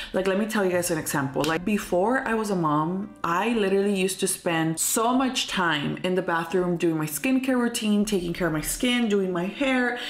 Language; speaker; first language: English; early bilingual, other home language; Spanish